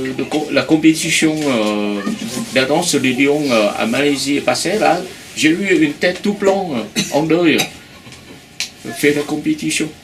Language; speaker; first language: French; non-native, fluent; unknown